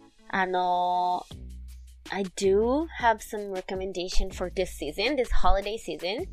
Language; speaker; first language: English; non-native, fluent; Japanese